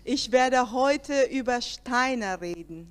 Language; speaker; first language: German; non-native, learner; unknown